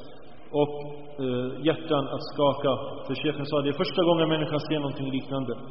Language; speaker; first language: Swedish; early bilingual, other home language; Arabic